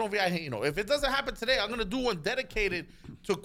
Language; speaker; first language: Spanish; early bilingual, other home language; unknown